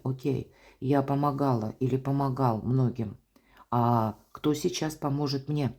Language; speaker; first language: Russian; native; Russian